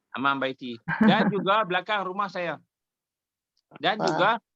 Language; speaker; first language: Indonesian; non-native, local second language; Malay